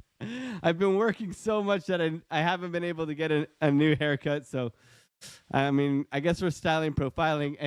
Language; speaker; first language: English; native; English